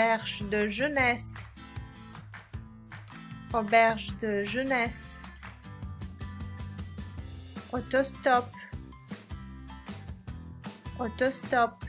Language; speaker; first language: French; non-native, fluent; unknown